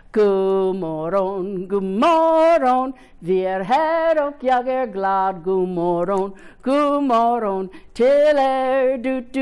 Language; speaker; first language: Swedish; non-native, fluent; English